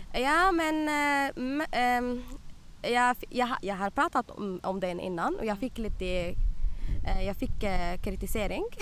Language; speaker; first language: Swedish; non-native, learner; Arabic